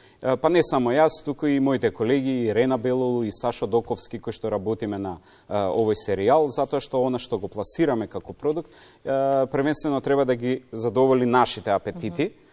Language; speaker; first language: Macedonian; native; Macedonian